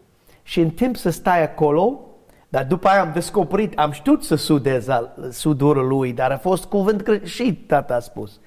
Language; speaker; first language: Romanian; non-native, learner; English